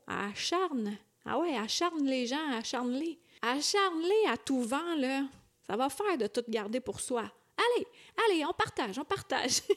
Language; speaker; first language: French; native; French